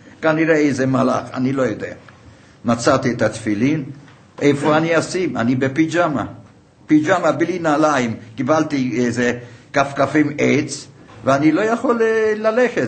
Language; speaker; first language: Hebrew; non-native, fluent; Hungarian